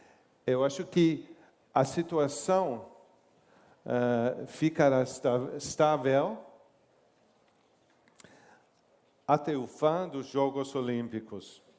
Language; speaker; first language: Portuguese; non-native, learner; English